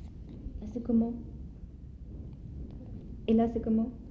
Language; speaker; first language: French; native; French